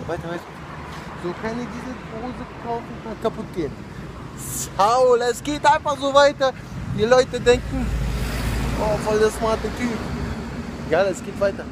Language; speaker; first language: German; non-native, fluent; Russian